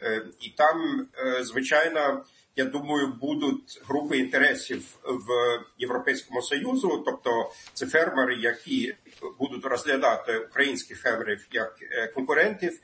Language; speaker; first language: Ukrainian; non-native, fluent; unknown